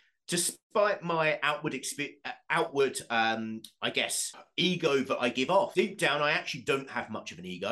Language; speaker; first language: English; native; English